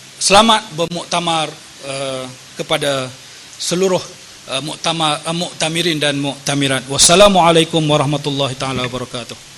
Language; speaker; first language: Malay; native; Malay